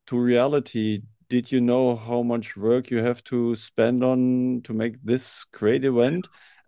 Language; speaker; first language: English; non-native, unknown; German